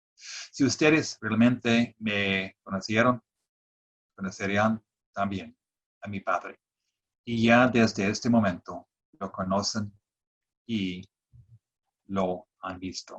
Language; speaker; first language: Spanish; non-native, fluent; English